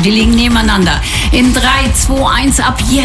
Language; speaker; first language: German; native; German